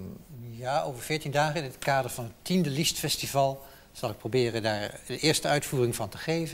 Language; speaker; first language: Dutch; native; Dutch